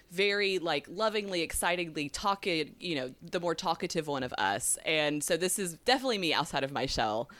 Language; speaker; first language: English; native; English